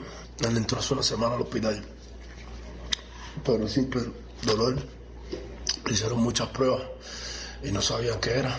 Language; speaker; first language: Spanish; native; Spanish